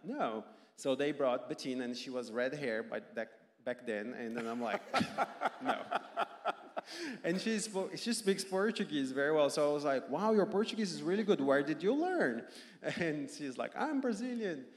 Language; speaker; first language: English; non-native, fluent; Portuguese